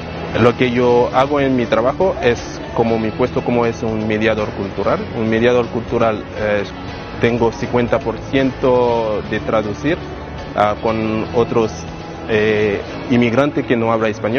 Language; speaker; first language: Spanish; non-native, fluent; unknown